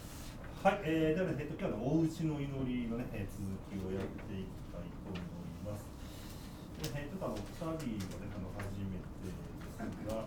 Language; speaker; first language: Japanese; native; Japanese